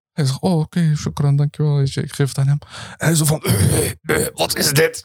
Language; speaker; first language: Dutch; early bilingual, other home language; Arabic